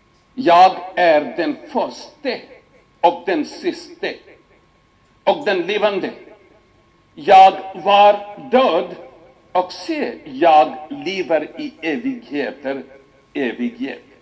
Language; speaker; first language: Swedish; non-native, fluent; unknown